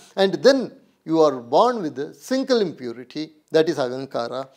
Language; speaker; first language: English; non-native, local second language; Tamil